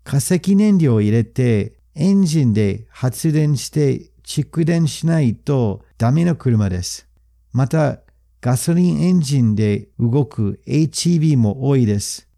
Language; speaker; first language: Japanese; non-native, fluent; English